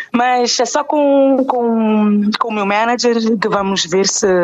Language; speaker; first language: Portuguese; non-native, local second language; Kabuverdianu